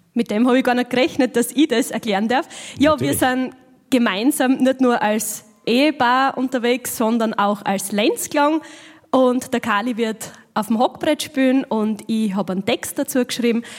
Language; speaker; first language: German; native; German